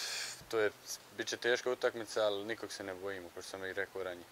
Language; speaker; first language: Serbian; early bilingual, heritage; Bosnian